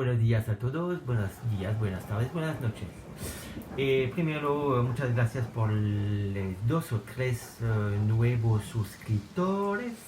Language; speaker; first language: Spanish; non-native, learner; French